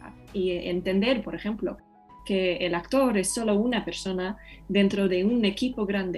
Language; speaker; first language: Spanish; non-native, fluent; English